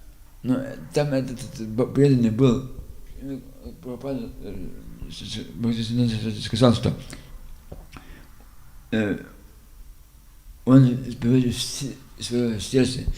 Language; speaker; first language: Russian; non-native, local second language; Lithuanian